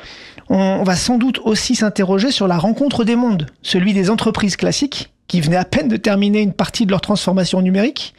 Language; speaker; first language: French; native; French